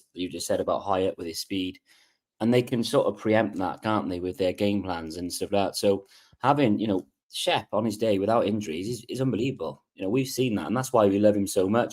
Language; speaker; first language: English; native; English